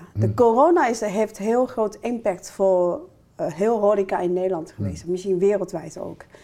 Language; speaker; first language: Dutch; non-native, fluent; Chinese